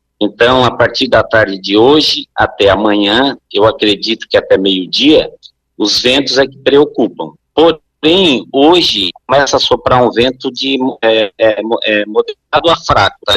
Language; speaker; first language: Portuguese; native; Portuguese